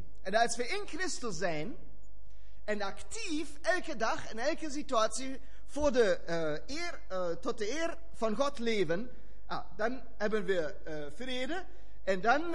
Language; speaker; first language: Dutch; non-native, fluent; German